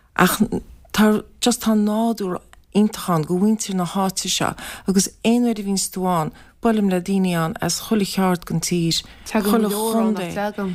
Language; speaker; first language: Irish; native; Irish